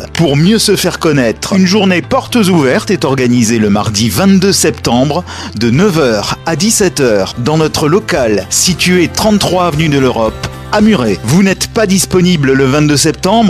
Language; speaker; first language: French; native; French